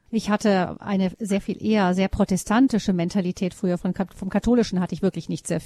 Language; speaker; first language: German; native; German